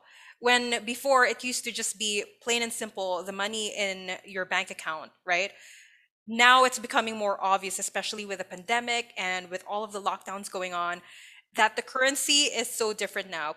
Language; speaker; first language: English; non-native, local second language; Filipino